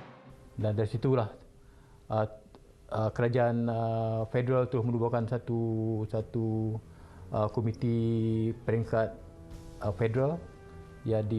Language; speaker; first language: Malay; native; Malay